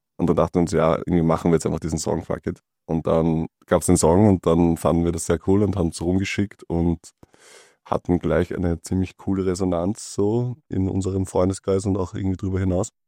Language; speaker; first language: German; native; German